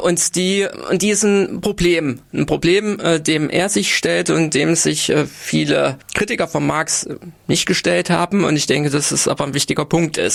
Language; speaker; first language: German; native; German